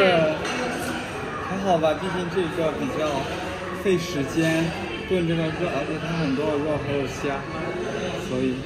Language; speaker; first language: Chinese; native; Chinese